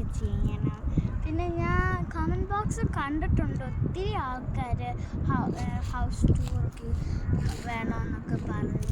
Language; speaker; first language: Malayalam; early bilingual, heritage; Malayalam